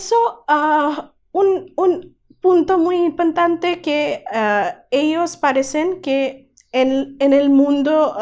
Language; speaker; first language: Spanish; non-native, learner; Bangla